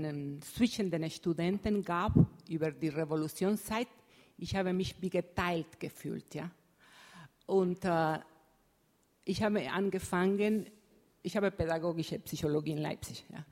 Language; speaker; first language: German; non-native, fluent; Spanish